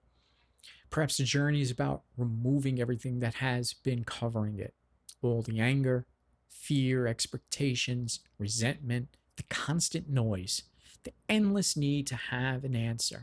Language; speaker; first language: English; native; English